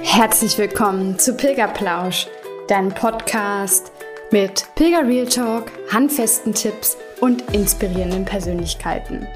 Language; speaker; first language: German; native; German